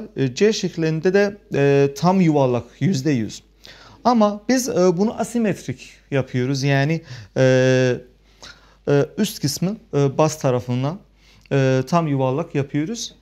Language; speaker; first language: Turkish; non-native, fluent; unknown